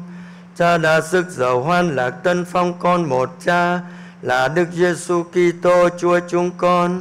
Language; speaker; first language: Vietnamese; native; Vietnamese